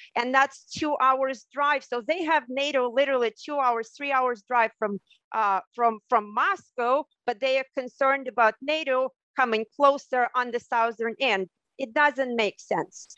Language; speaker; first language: English; non-native, fluent; Russian